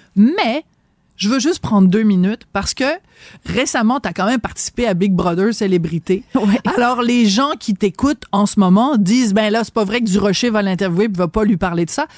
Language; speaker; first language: French; native; French